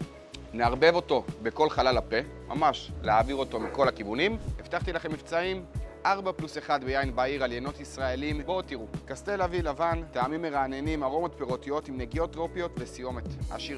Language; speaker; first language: Hebrew; native; Hebrew